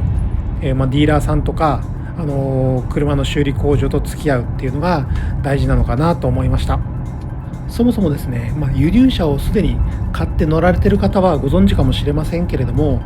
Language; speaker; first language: Japanese; native; Japanese